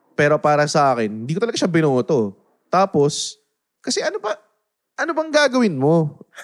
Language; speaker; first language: Filipino; native; Filipino